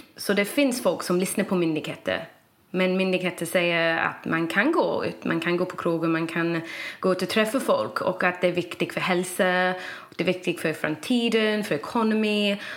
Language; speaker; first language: Swedish; non-native, fluent; English